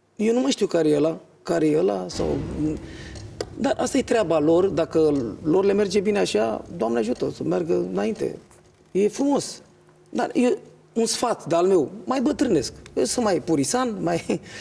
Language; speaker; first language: Romanian; native; Romanian